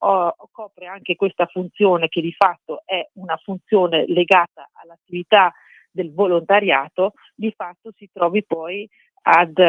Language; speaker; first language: Italian; native; Italian